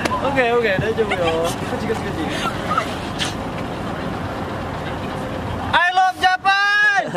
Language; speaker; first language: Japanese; non-native, learner; Indonesian